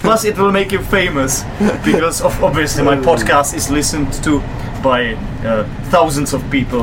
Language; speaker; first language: English; non-native, fluent; Czech